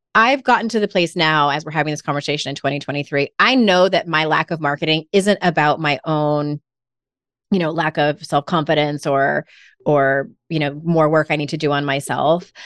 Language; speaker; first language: English; native; English